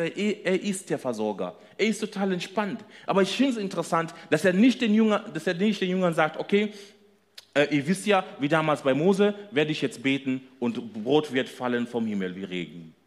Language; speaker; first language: German; non-native, fluent; Swahili